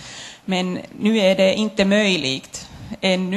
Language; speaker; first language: Swedish; non-native, local second language; Finnish